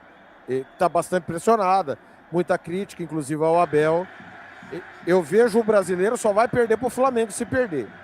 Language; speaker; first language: Portuguese; native; Portuguese